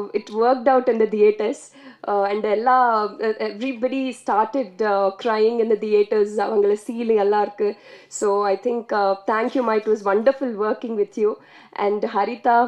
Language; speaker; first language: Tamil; non-native, learner; Telugu